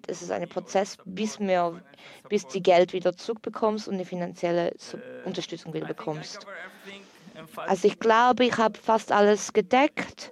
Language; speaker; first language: German; non-native, learner; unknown